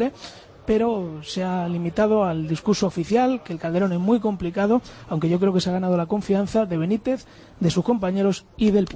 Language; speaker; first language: Spanish; native; Spanish